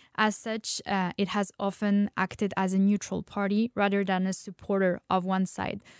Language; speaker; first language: English; non-native, fluent; Armenian